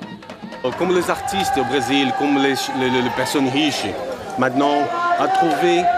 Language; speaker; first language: French; non-native, learner; Portuguese